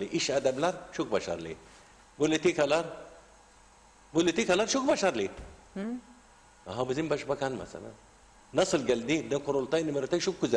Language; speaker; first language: Turkish; non-native, learner; Arabic